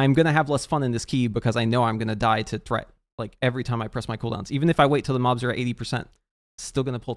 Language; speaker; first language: English; native; English